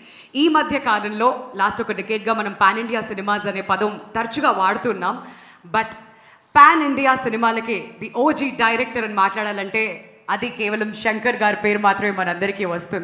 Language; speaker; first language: Telugu; native; Telugu